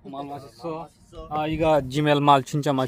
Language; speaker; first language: Korean; non-native, learner; Nepali